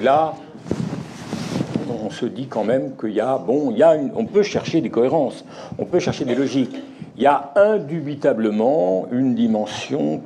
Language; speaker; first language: French; native; French